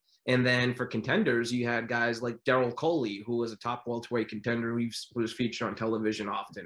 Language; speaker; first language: English; native; English